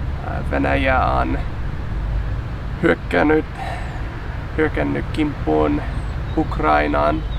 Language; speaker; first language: Finnish; non-native, learner; English